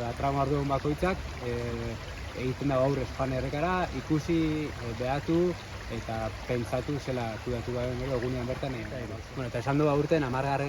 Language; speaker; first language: Basque; native; Basque